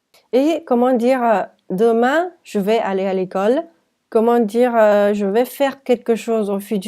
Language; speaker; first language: French; non-native, fluent; Chinese